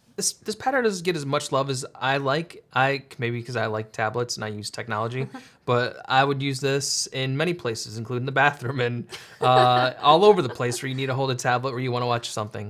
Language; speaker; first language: English; native; English